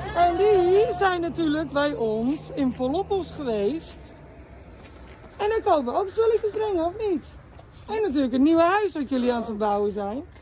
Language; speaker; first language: Dutch; native; Dutch